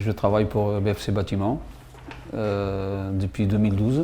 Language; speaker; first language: French; native; French